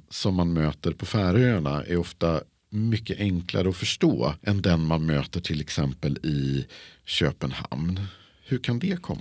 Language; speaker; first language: Swedish; native; Swedish